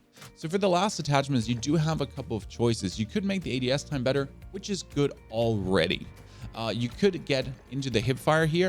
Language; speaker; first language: English; non-native, fluent; German